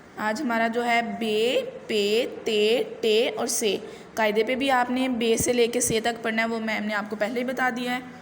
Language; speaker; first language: Urdu; non-native, local second language; Punjabi